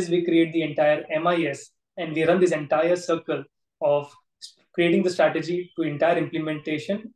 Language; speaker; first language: English; non-native, local second language; Gujarati